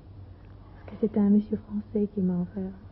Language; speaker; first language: French; non-native, fluent; Greek